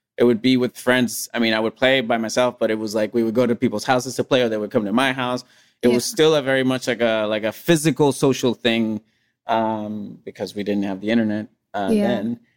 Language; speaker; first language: English; non-native, fluent; Spanish